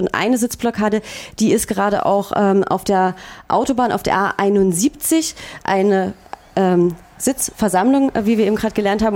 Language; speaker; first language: German; native; German